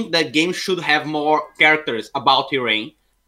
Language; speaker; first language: English; non-native, fluent; Portuguese